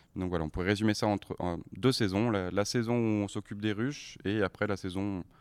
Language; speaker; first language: French; native; French